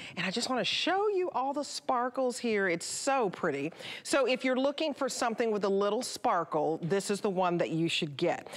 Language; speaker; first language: English; native; English